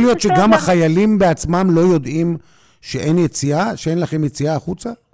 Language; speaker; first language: Hebrew; native; Hebrew